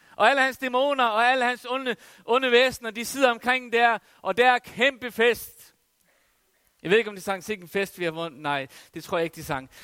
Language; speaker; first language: Danish; non-native, local second language; Faroese